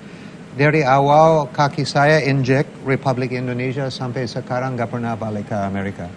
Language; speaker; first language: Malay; non-native, fluent; English